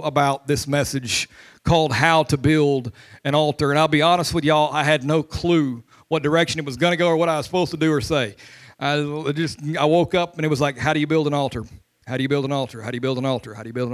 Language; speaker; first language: English; native; English